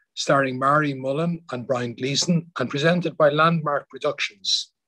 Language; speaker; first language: English; native; English